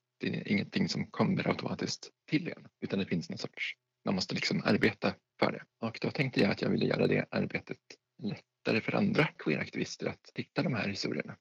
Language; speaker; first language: Swedish; native; Swedish